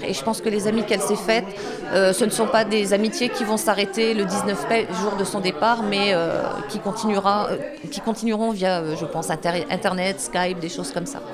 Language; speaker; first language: French; native; French